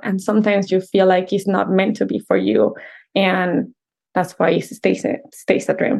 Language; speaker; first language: English; non-native, fluent; Spanish